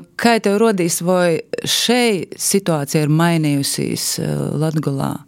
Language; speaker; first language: Latvian; native; Latvian